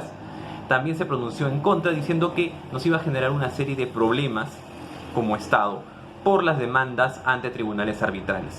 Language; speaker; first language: Spanish; native; Spanish